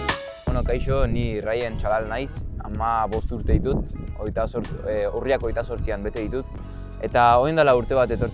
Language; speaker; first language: Basque; non-native, local second language; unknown